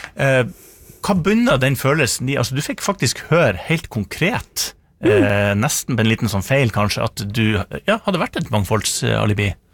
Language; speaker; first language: Norwegian; native; Norwegian